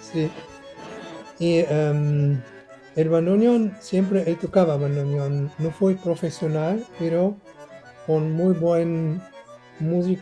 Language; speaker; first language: Spanish; non-native, learner; German